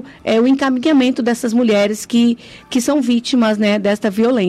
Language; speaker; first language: Portuguese; native; Portuguese